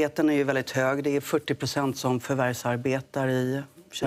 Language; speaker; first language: Swedish; native; Swedish